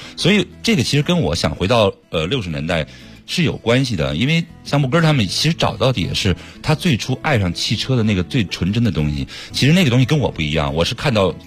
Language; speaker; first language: Chinese; native; Chinese